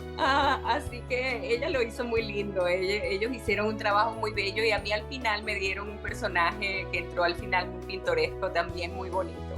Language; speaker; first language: Spanish; native; Spanish